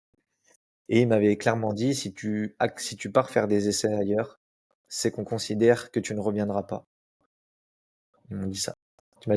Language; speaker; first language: French; native; French